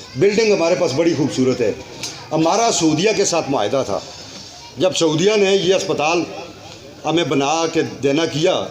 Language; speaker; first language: Urdu; non-native, local second language; Northern Hindko